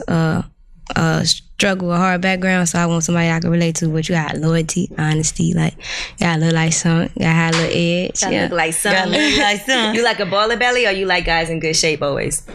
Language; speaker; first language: English; native; English